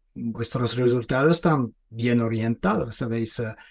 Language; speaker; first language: Spanish; non-native, fluent; English